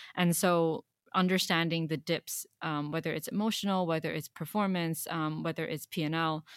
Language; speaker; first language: English; non-native, local second language; Cantonese